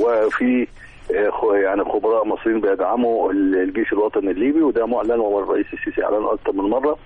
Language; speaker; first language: Arabic; native; Arabic